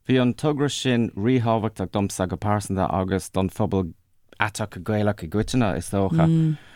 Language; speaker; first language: Irish; non-native, local second language; English